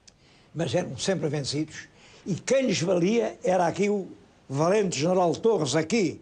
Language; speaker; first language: Portuguese; native; Portuguese